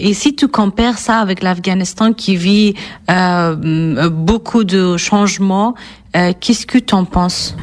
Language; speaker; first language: French; non-native, fluent; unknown